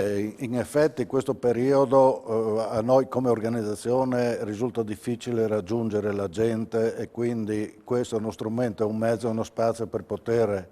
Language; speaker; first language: Italian; native; Italian